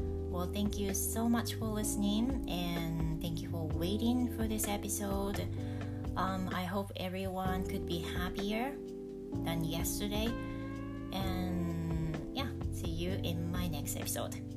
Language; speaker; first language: English; non-native, fluent; Japanese